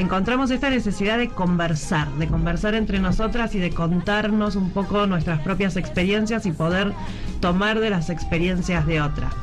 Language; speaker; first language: Spanish; native; Spanish